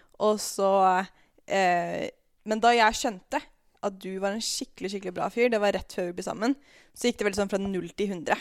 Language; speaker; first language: Norwegian; native; Norwegian